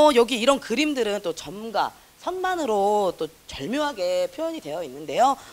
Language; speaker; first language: Korean; native; Korean